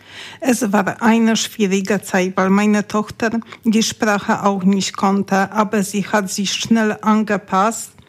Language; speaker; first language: German; non-native, learner; Polish